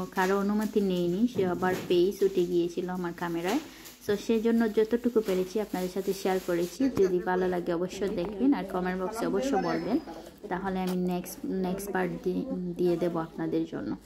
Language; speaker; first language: Bangla; non-native, local second language; Sylheti